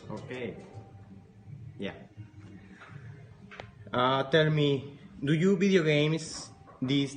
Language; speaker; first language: English; non-native, learner; Spanish